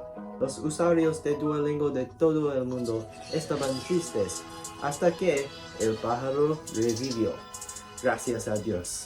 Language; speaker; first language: Spanish; non-native, learner; English